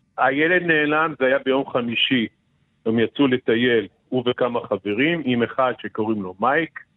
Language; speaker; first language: Hebrew; early bilingual, other home language; French